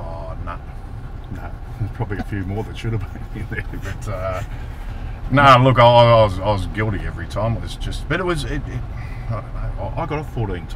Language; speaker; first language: English; native; English